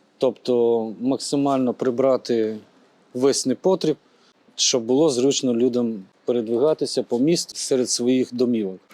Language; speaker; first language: Ukrainian; native; Ukrainian